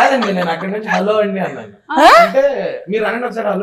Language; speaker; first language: Telugu; native; Telugu